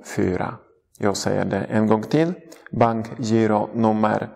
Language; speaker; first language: Swedish; non-native, fluent; Polish